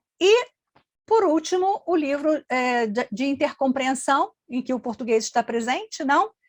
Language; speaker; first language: Portuguese; native; Portuguese